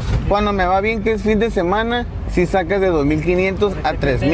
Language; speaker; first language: Spanish; native; Spanish